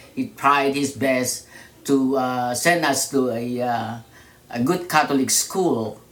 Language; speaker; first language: English; non-native, local second language; Filipino